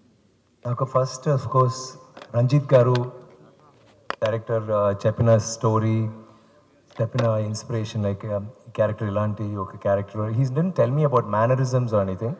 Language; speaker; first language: Telugu; non-native, fluent; Tamil